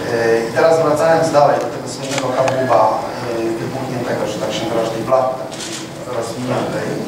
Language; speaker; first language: Polish; native; Polish